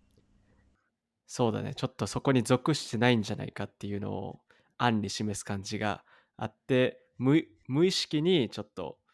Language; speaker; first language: Japanese; native; Japanese